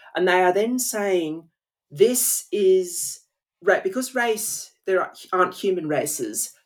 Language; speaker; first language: English; native; English